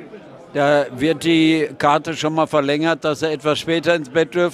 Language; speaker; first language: German; native; German